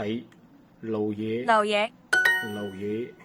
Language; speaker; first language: Cantonese; non-native, learner; Chinese